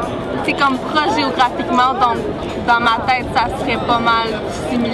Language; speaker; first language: French; early bilingual, other home language; Spanish